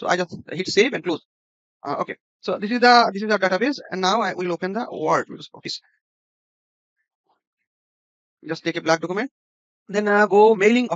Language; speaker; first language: English; non-native, local second language; Bangla